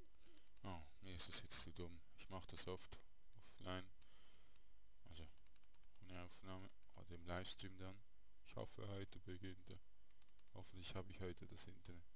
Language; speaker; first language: German; native; German